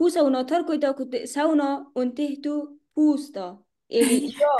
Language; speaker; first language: Finnish; non-native, learner; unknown